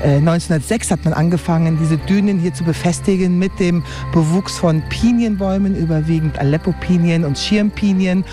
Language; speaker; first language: German; native; German